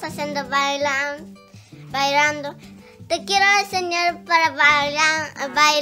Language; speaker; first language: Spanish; early bilingual, heritage; Spanish